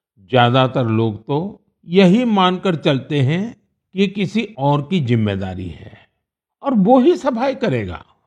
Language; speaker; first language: Hindi; non-native, local second language; Gujarati